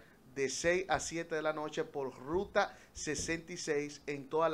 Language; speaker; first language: Spanish; native; Spanish